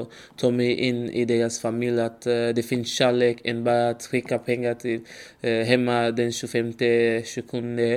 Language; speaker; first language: Swedish; non-native, learner; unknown